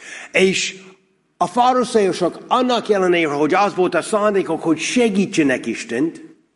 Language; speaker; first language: Hungarian; non-native, fluent; English